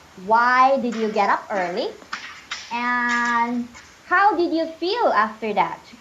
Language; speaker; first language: English; non-native, fluent; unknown